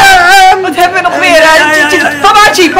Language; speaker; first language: Dutch; native; Dutch